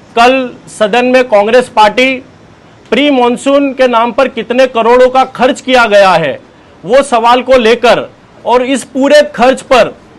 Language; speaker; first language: Hindi; non-native, local second language; Gujarati